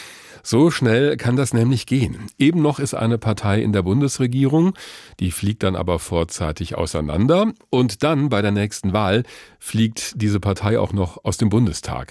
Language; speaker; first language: German; native; German